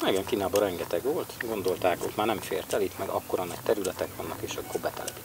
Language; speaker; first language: Hungarian; native; Hungarian